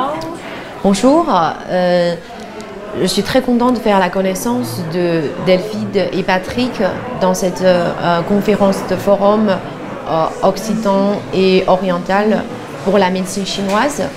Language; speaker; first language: French; non-native, fluent; Chinese